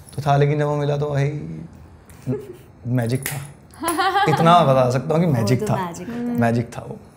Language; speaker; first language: Hindi; native; Hindi